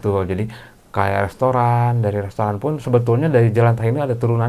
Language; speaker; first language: Indonesian; non-native, local second language; Sundanese